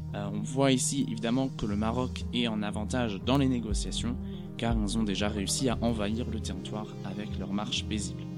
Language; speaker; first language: French; non-native, fluent; German